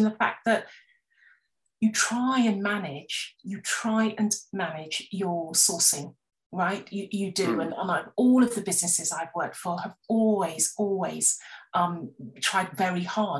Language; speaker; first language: English; native; English